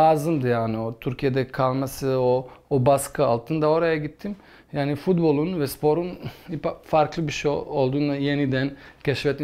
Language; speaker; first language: Turkish; non-native, fluent; Bosnian